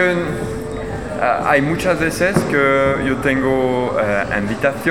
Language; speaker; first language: Spanish; non-native, learner; French